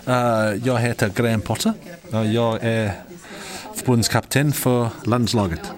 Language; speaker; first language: Swedish; non-native, learner; English